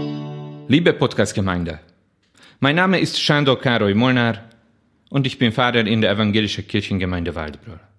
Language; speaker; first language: German; non-native, fluent; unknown